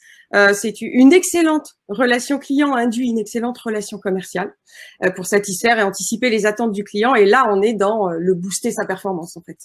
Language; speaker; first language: French; native; French